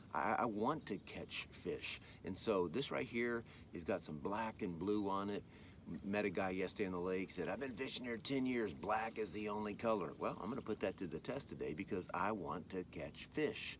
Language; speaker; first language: English; native; English